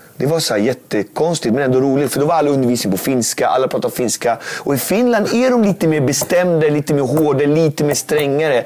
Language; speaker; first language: Swedish; native; Swedish